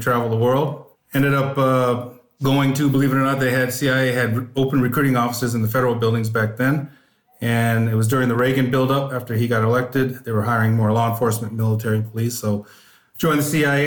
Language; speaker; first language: English; native; English